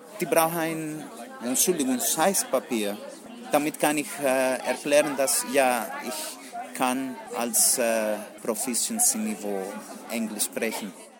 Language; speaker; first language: German; non-native, learner; Greek